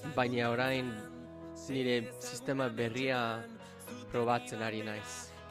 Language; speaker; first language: Basque; non-native, learner; English